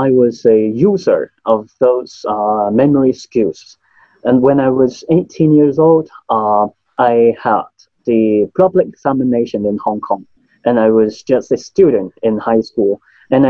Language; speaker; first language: English; non-native, local second language; Cantonese